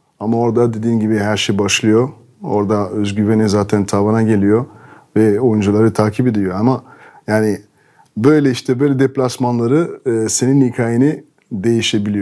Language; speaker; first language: Turkish; non-native, fluent; French